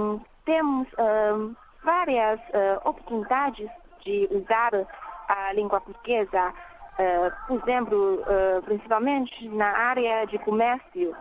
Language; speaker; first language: Portuguese; non-native, fluent; Chinese